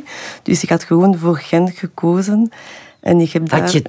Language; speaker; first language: Dutch; non-native, local second language; French